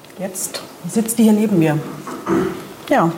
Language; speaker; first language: German; native; German